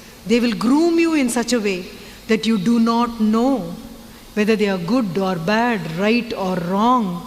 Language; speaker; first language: English; non-native, local second language; Tamil